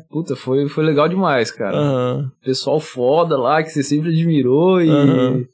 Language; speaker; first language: Portuguese; native; Portuguese